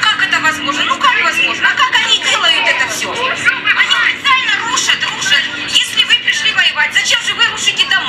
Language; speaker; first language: Russian; native; Russian